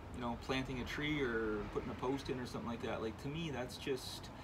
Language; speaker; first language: English; native; English